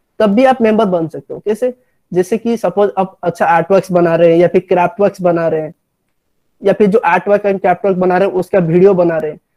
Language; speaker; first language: Hindi; non-native, local second language; Odia